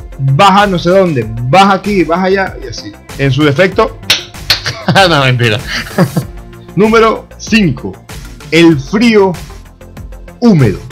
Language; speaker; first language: Spanish; native; Spanish